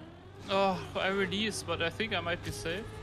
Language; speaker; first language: English; non-native, fluent; German